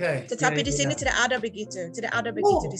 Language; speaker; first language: Indonesian; non-native, fluent; English